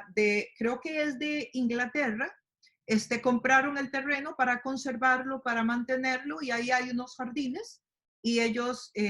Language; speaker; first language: Spanish; native; Spanish